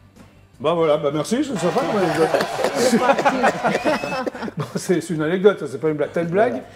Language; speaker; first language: French; native; French